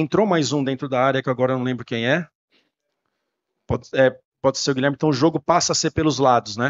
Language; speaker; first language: Portuguese; native; Portuguese